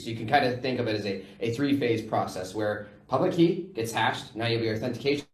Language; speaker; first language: English; native; English